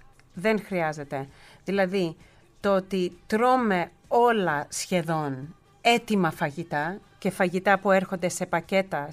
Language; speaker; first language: Greek; early bilingual, heritage; Greek